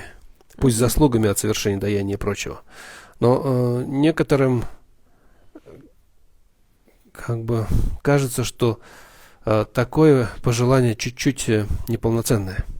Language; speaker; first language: Russian; native; Russian